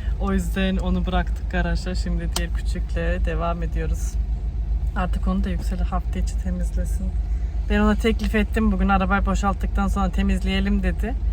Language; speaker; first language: Turkish; early bilingual, heritage; Turkish